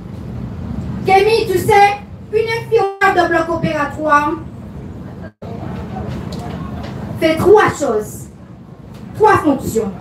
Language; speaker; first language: French; native; French